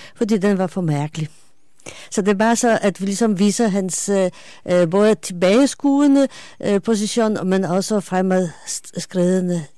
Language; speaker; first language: Danish; non-native, fluent; Polish